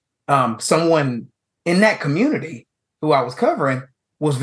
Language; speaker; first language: English; native; English